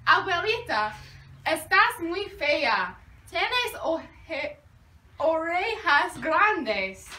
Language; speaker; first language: Spanish; non-native, learner; English